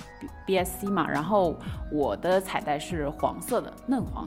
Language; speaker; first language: Chinese; native; Chinese